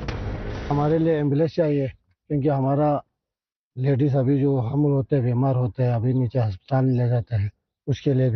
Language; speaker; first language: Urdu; non-native, local second language; Balti